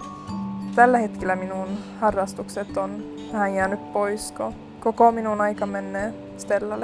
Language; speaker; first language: Finnish; non-native, local second language; Swedish